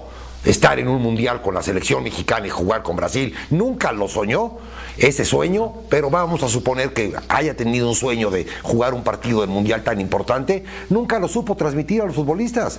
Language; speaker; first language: Spanish; native; Spanish